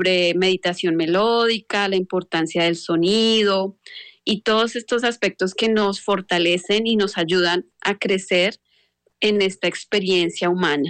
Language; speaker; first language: Spanish; native; Spanish